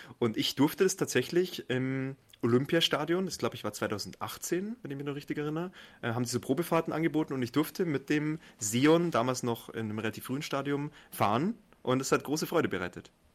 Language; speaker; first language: German; native; German